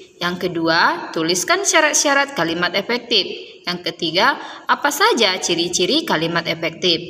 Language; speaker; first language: Indonesian; native; Indonesian